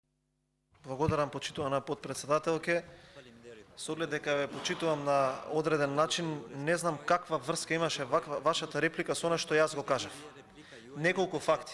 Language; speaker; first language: Macedonian; native; Macedonian